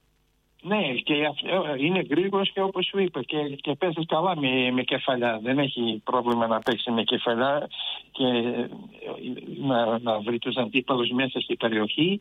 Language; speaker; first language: Greek; non-native, fluent; Portuguese